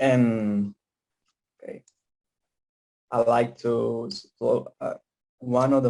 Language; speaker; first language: English; non-native, learner; Spanish